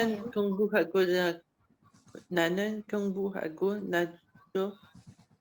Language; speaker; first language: Korean; non-native, learner; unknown